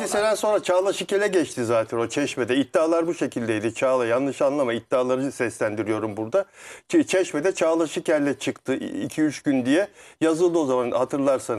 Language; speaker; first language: Turkish; native; Turkish